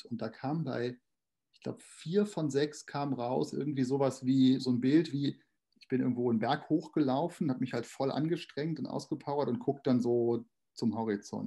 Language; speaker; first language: German; native; German